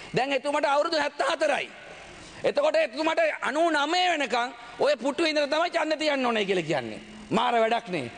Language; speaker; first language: Sinhala; native; Sinhala